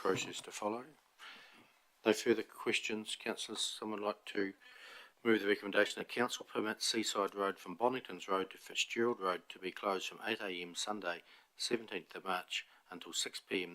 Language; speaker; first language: English; native; English